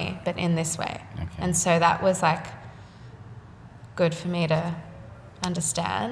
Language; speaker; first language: English; non-native, local second language; Japanese